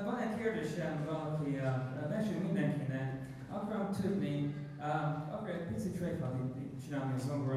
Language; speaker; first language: Hungarian; non-native, learner; English